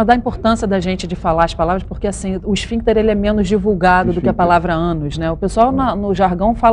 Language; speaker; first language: Portuguese; native; Portuguese